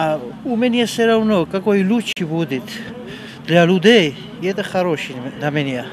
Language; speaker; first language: Russian; non-native, learner; Armenian